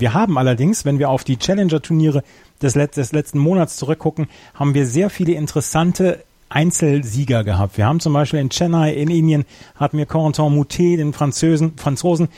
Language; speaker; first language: German; native; German